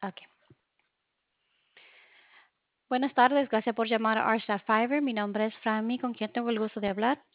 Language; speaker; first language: Spanish; early bilingual, heritage; Spanish